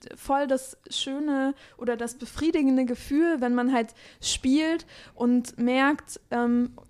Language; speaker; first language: German; native; German